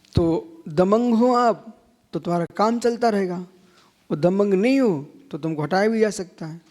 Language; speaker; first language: Hindi; native; Hindi